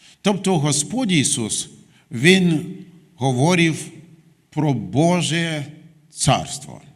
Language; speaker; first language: Ukrainian; non-native, fluent; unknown